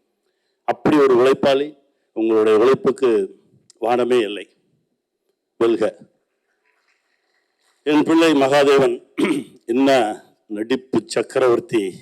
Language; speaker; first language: Tamil; native; Tamil